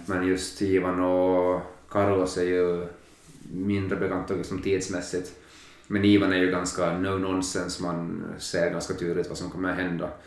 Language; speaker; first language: Swedish; native; Swedish